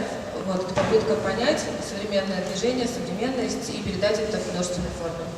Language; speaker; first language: Russian; native; Russian